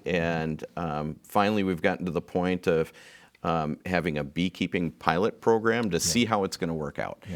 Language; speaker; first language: English; native; English